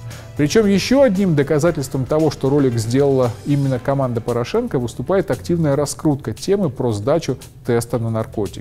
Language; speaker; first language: Russian; native; Russian